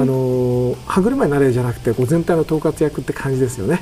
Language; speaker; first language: Japanese; native; Japanese